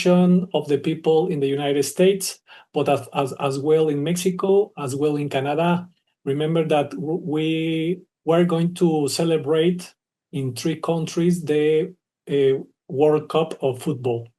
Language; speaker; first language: English; non-native, learner; Spanish